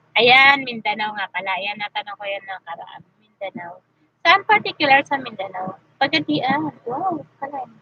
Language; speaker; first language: Filipino; non-native, local second language; Masbatenyo